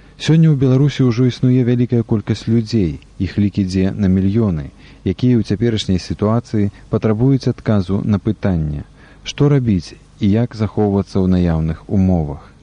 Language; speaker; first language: Belarusian; native; Belarusian